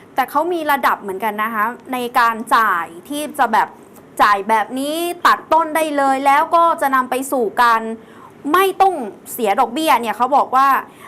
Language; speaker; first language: Thai; native; Thai